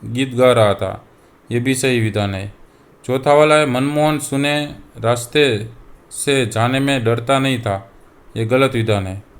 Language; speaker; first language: Hindi; non-native, local second language; Gujarati